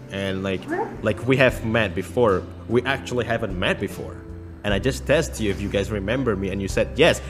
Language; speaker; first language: English; non-native, fluent; Indonesian